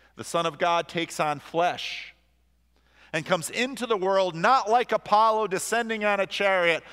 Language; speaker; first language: English; native; English